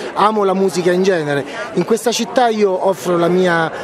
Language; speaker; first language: Italian; native; Italian